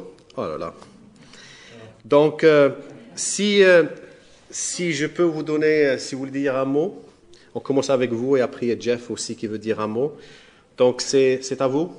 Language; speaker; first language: French; non-native, fluent; English